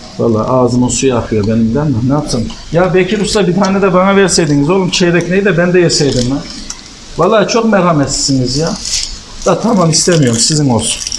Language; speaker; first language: Turkish; native; Turkish